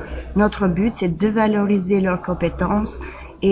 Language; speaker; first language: French; non-native, fluent; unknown